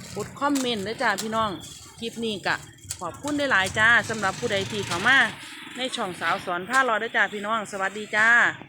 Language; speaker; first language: Thai; native; Thai